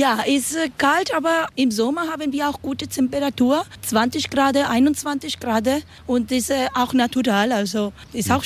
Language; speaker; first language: German; non-native, learner; Spanish